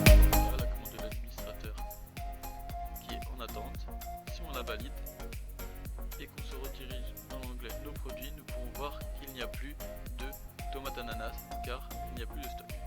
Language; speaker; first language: French; native; French